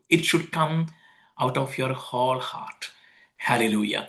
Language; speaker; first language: English; non-native, local second language; Malayalam